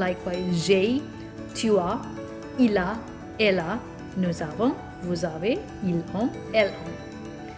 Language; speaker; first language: French; non-native, fluent; English